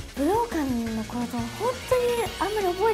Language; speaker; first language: Japanese; native; Japanese